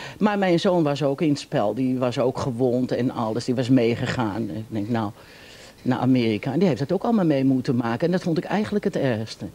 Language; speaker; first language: Dutch; native; Dutch